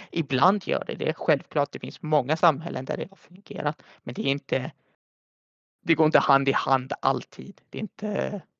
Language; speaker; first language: Swedish; early bilingual, other home language; Arabic